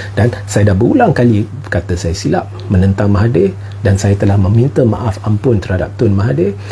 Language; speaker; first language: Malay; non-native, local second language; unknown